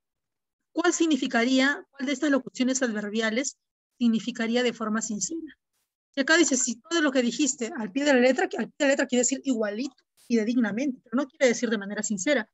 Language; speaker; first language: Spanish; native; Spanish